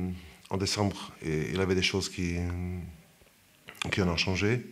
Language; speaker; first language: French; non-native, fluent; Portuguese